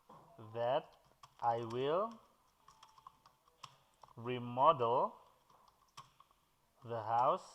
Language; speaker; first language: English; non-native, fluent; Indonesian